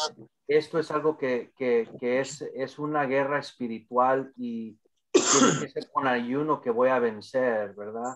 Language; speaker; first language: Spanish; early bilingual, other home language; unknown